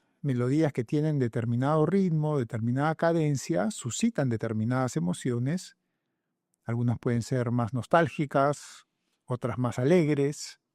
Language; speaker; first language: Spanish; native; Spanish